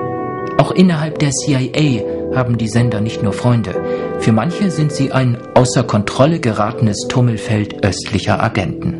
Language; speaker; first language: German; native; German